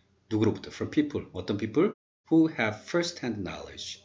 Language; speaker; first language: English; non-native, fluent; Korean